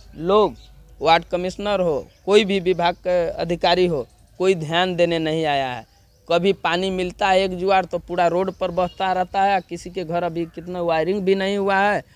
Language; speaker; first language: Hindi; non-native, local second language; Bhojpuri